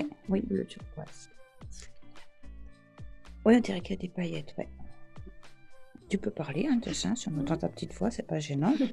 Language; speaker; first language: French; native; French